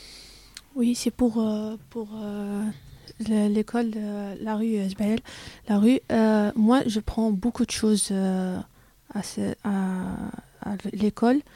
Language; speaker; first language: French; non-native, learner; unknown